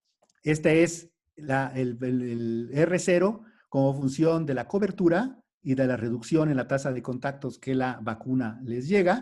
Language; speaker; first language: Spanish; native; Spanish